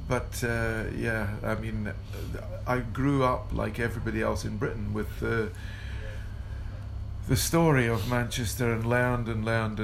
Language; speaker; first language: English; native; English